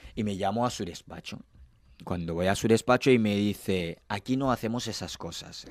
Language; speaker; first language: Spanish; non-native, fluent; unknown